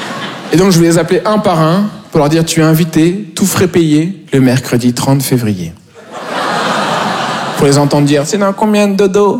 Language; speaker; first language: French; native; French